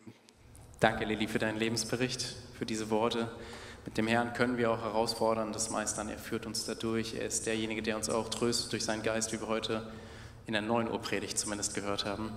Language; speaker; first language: German; native; German